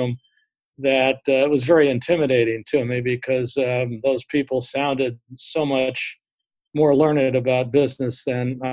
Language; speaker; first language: English; native; English